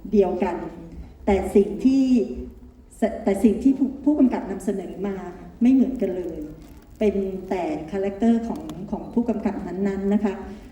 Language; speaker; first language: Thai; native; Thai